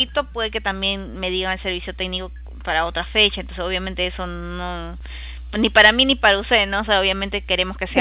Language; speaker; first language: Spanish; native; Spanish